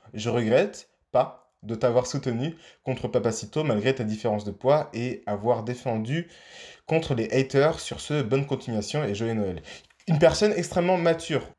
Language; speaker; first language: French; native; French